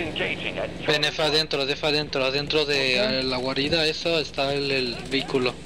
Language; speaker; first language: Spanish; native; Spanish